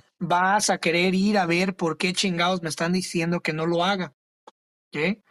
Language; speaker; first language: Spanish; early bilingual, other home language; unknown